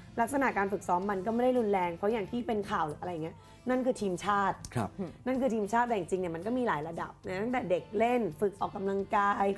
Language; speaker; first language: Thai; native; Thai